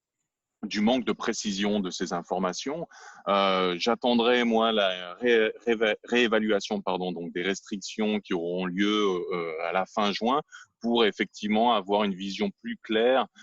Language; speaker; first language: French; native; French